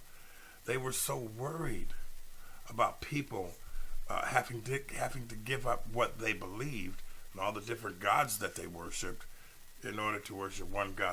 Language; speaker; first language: English; native; English